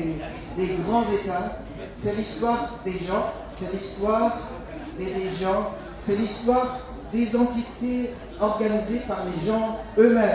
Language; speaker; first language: French; non-native, fluent; German